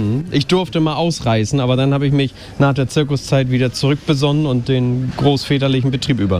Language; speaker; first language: German; native; German